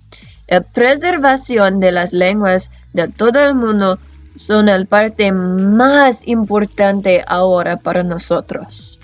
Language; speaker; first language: Spanish; non-native, learner; English